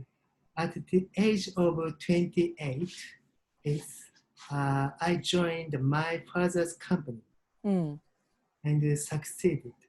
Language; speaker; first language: English; non-native, learner; Japanese